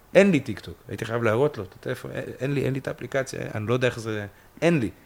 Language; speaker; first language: Hebrew; native; Hebrew